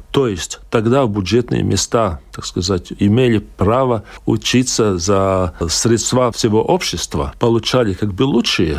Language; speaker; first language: Russian; native; Russian